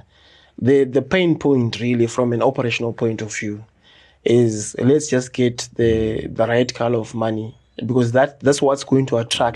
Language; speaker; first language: English; non-native, local second language; Shona